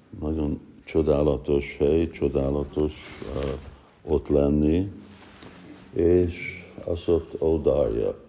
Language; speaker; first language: Hungarian; early bilingual, heritage; Hungarian